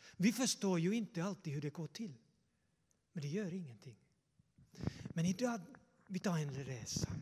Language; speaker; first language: Swedish; non-native, fluent; Finnish